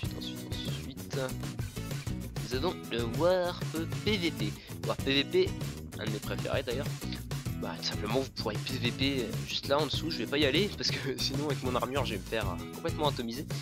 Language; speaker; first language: French; native; French